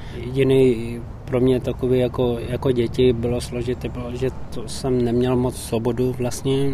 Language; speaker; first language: Czech; non-native, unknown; Tibetan